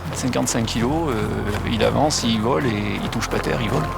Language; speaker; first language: French; native; French